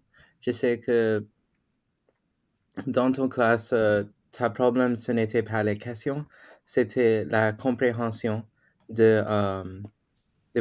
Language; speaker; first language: French; non-native, learner; English